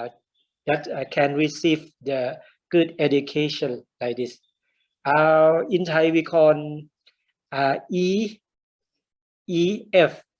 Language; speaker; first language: English; non-native, learner; Thai